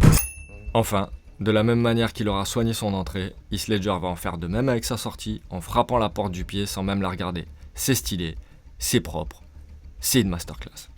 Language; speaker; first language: French; native; French